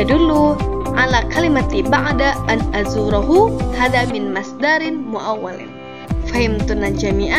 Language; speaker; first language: Arabic; non-native, learner; Indonesian